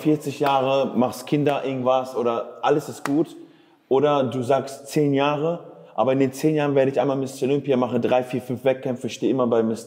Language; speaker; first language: German; native; German